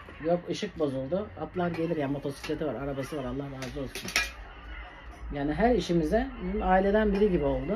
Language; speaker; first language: Turkish; native; Turkish